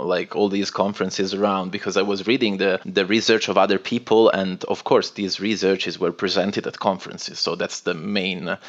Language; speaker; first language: English; non-native, fluent; Italian